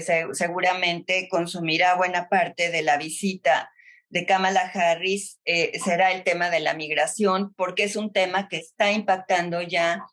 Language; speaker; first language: Spanish; native; Spanish